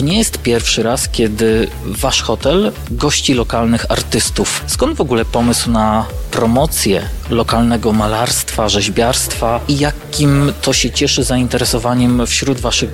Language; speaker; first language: Polish; native; Polish